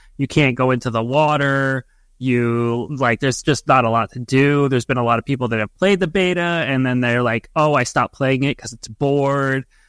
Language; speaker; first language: English; native; English